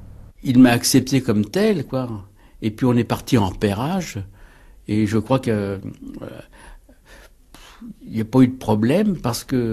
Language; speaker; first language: French; native; French